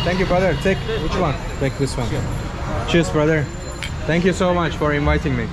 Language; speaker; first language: English; non-native, fluent; Azerbaijani